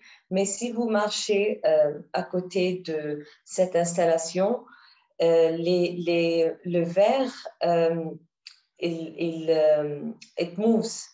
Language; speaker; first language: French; non-native, learner; Arabic